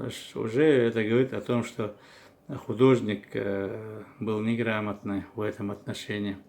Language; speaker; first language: Russian; non-native, local second language; Chechen